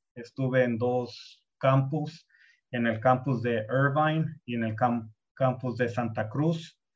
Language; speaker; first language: Spanish; early bilingual, heritage; Spanish